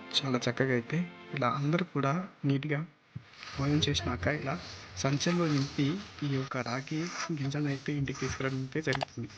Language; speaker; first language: Telugu; non-native, local second language; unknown